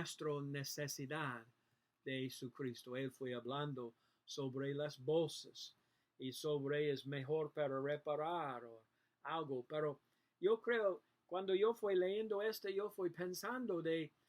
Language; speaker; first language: Spanish; non-native, learner; English